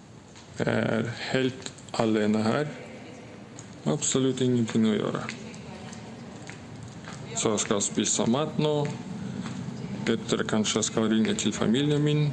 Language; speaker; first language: Norwegian; non-native, learner; Russian